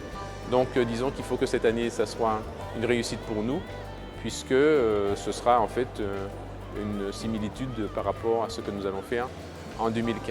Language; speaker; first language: French; native; French